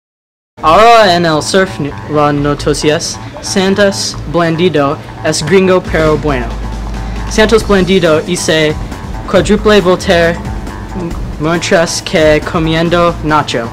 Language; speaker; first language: Spanish; non-native, learner; English